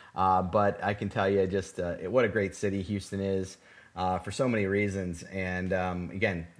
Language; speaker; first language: English; native; English